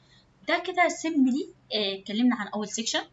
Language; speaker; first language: Arabic; native; Arabic